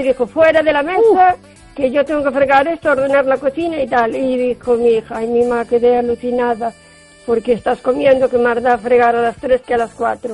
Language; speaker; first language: Spanish; native; Spanish